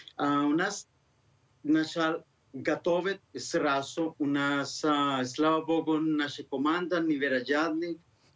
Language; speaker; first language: Russian; non-native, learner; Spanish